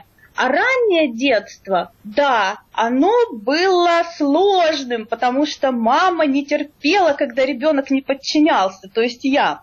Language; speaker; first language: Russian; native; Russian